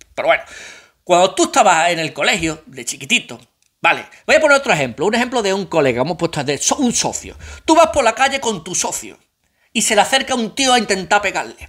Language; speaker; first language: Spanish; native; Spanish